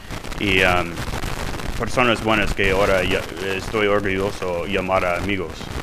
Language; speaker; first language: Spanish; non-native, fluent; English